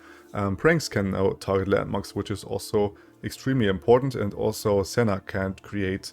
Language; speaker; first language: English; non-native, fluent; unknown